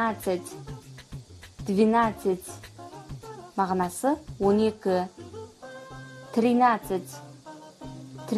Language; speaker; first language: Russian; non-native, fluent; Kazakh